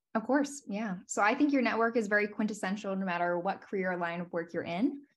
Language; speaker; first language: English; native; English